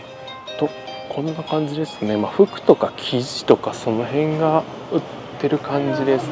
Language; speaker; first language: Japanese; native; Japanese